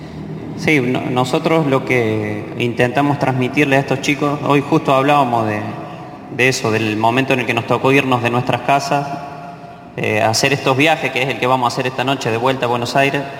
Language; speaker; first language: Spanish; native; Spanish